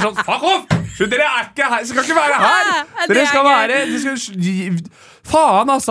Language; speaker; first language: Norwegian; native; Norwegian